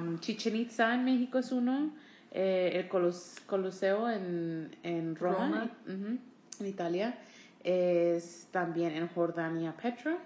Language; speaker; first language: Spanish; early bilingual, heritage; Spanish